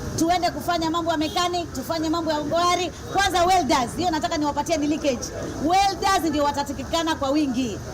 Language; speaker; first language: Swahili; native; Swahili